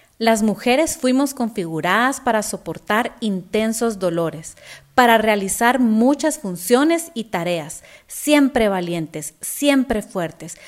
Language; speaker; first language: Spanish; native; Spanish